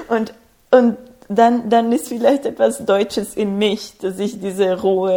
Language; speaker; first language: German; non-native, fluent; Spanish